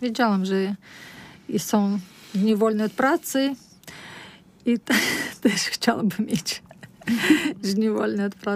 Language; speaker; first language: Polish; non-native, learner; Russian